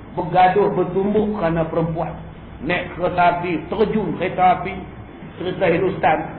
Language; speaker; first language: Malay; native; Malay